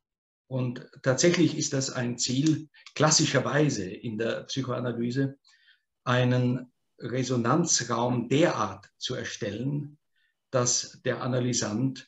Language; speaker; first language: German; native; German